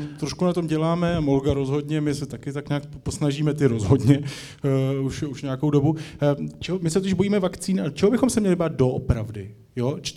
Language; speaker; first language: Czech; native; Czech